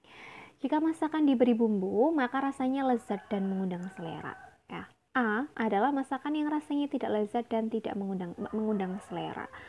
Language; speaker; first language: Indonesian; native; Indonesian